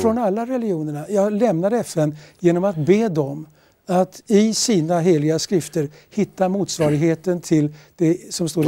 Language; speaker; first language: Swedish; native; Swedish